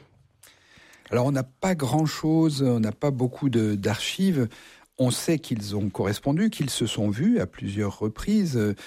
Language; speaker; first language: French; native; French